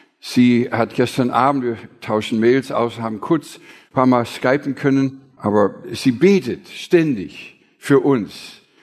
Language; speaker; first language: German; non-native, fluent; English